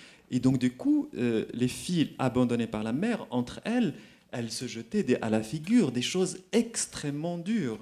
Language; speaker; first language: French; non-native, local second language; Arabic